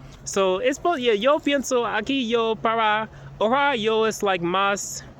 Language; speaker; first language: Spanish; non-native, learner; English